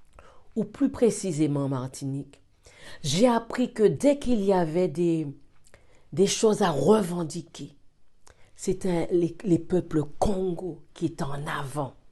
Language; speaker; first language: French; native; French